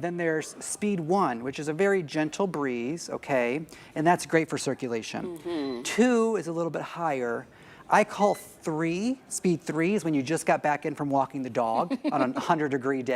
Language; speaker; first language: English; native; English